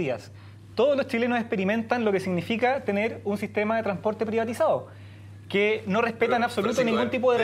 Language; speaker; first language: Spanish; native; Spanish